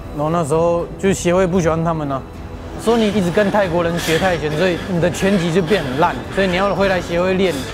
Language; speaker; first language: Chinese; native; Chinese